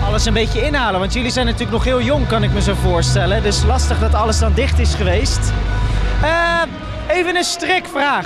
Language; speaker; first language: Dutch; native; Dutch